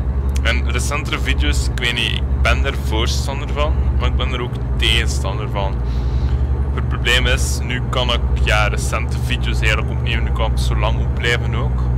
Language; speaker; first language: Dutch; native; Dutch